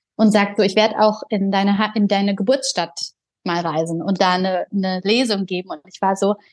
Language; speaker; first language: German; early bilingual, other home language; Bulgarian